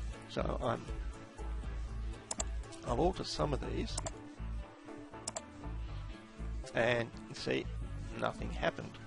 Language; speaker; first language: English; native; English